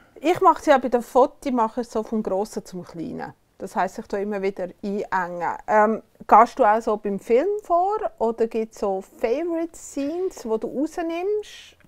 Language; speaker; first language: German; native; German